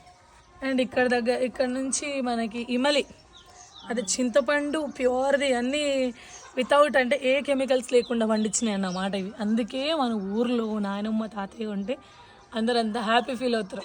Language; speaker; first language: Telugu; native; Telugu